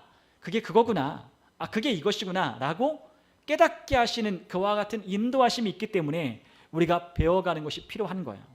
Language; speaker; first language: Korean; native; Korean